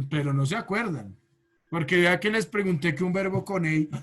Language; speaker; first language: Spanish; native; Spanish